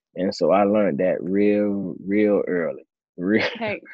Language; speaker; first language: English; native; English